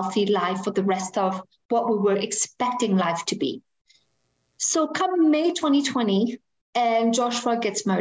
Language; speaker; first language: English; non-native, fluent; French